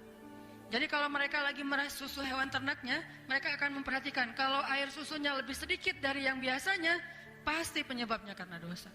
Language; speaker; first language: Indonesian; native; Indonesian